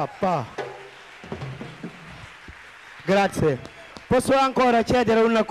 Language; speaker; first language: Italian; non-native, fluent; Wolof